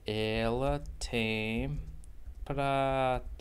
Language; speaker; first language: Portuguese; non-native, learner; English